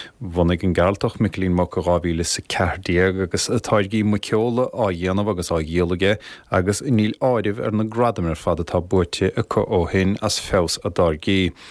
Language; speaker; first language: Irish; native; Irish